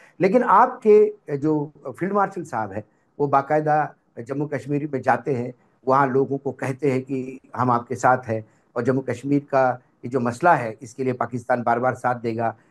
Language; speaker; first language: Hindi; non-native, local second language; Marathi